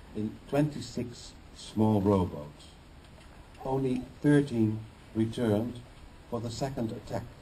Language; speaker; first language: English; non-native, fluent; Dutch